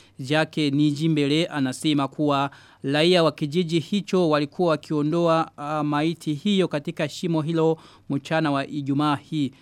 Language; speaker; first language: Swahili; non-native, local second language; Rundi